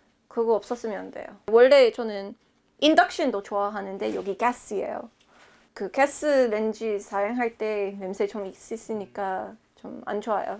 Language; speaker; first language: Korean; non-native, fluent; English